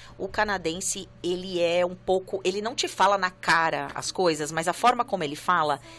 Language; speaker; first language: Portuguese; native; Portuguese